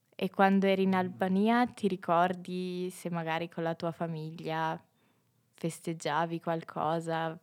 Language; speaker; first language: Italian; native; Italian